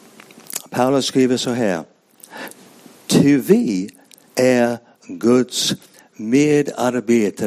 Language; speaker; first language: Swedish; non-native, fluent; English